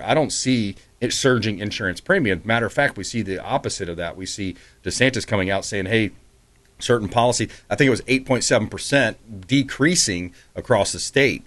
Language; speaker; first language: English; native; English